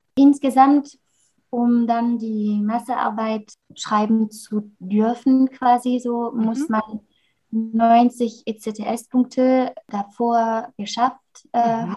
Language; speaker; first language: German; non-native, fluent; French